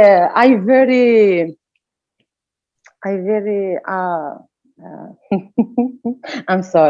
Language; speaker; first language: English; non-native, learner; Arabic